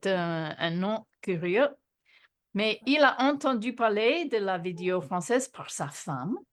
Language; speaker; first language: French; non-native, fluent; English